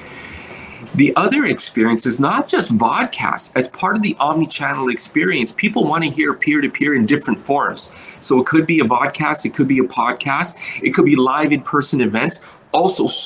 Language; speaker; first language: English; early bilingual, other home language; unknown